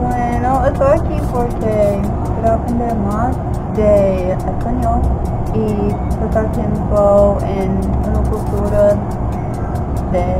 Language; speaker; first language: Spanish; non-native, learner; English